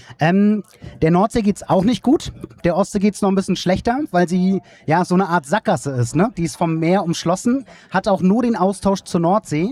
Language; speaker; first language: German; native; German